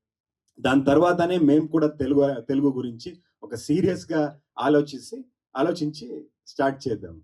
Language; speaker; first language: Telugu; non-native, learner; Kannada